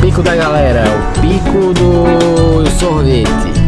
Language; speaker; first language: Portuguese; native; Portuguese